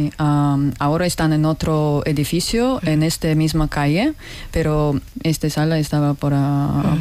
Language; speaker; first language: Spanish; non-native, learner; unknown